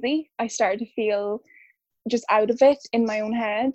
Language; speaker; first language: English; native; English